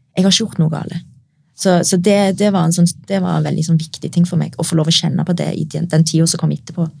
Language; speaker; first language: Norwegian; early bilingual, other home language; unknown